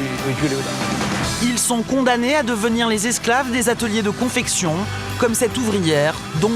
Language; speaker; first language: French; native; French